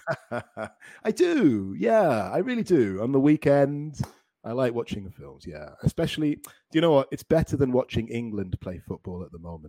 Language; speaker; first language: English; native; English